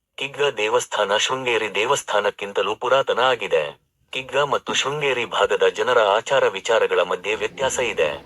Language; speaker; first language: Kannada; native; Kannada